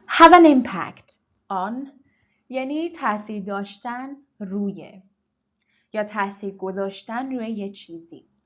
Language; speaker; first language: Persian; native; Persian